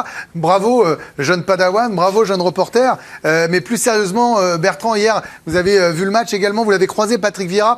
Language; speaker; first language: French; native; French